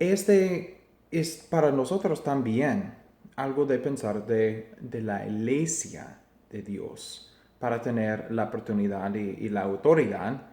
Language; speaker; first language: Spanish; non-native, fluent; English